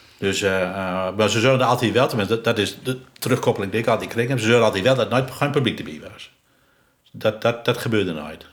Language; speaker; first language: Dutch; native; Dutch